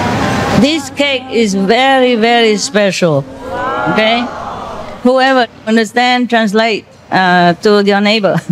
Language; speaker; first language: English; non-native, fluent; Vietnamese